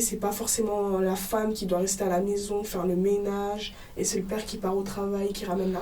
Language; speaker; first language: French; native; French